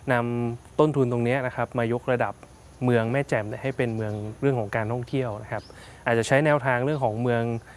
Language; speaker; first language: Thai; native; Thai